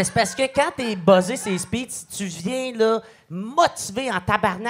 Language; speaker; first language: French; native; French